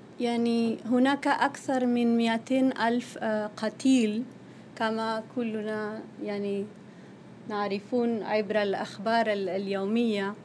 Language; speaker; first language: Arabic; non-native, fluent; Spanish